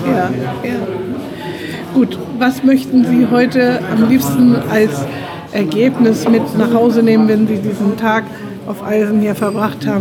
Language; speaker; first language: German; native; German